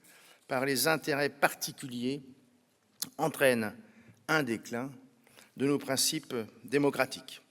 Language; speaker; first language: French; native; French